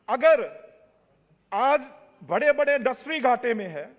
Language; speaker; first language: Hindi; non-native, local second language; Punjabi